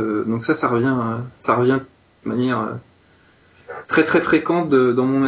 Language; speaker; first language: French; native; French